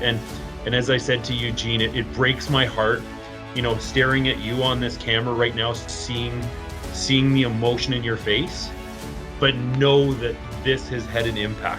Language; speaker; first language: English; native; English